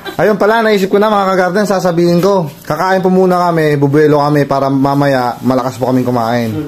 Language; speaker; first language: Filipino; non-native, local second language; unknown